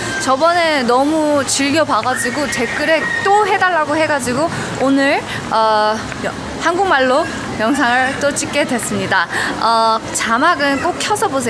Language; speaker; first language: Korean; early bilingual, heritage; Korean